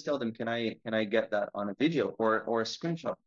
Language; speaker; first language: English; non-native, fluent; Hebrew